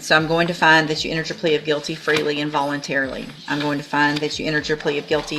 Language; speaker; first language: English; native; English